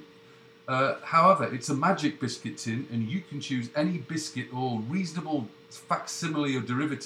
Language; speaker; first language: English; native; English